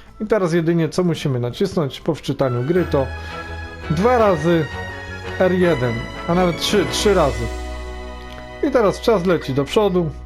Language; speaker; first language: Polish; native; Polish